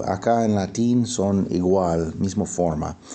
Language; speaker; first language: Spanish; non-native, fluent; English